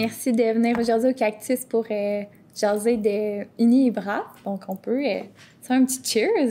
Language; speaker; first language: French; native; French